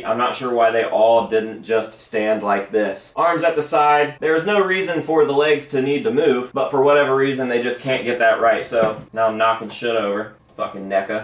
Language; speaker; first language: English; native; English